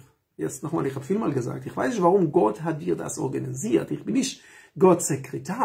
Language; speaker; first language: German; non-native, fluent; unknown